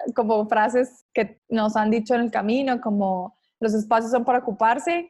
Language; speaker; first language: Spanish; native; Spanish